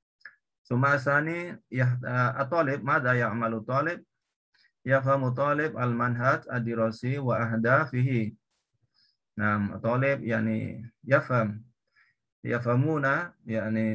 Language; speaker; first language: Arabic; non-native, learner; Indonesian